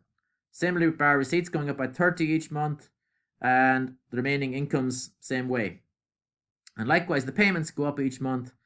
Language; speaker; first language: English; native; English